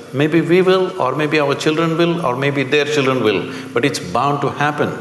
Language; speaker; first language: English; non-native, local second language; Kannada